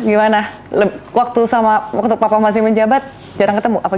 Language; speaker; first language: Indonesian; native; Indonesian